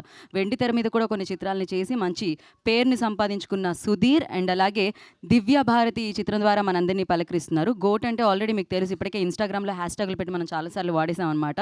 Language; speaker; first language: Telugu; native; Telugu